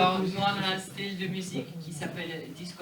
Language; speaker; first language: French; non-native, fluent; Polish